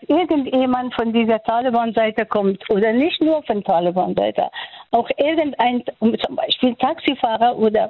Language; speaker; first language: German; non-native, fluent; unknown